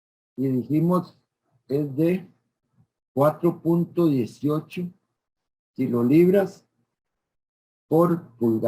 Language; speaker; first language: Spanish; native; Spanish